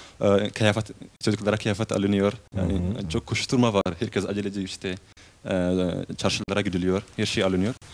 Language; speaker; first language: Turkish; non-native, fluent; Oromo